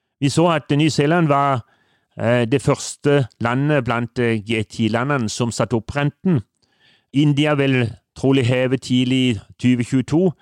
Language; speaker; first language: Norwegian; native; Norwegian